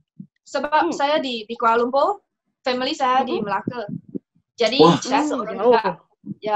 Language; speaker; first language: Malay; non-native, local second language; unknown